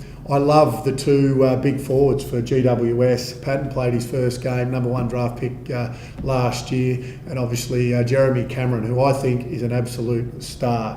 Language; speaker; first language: English; native; English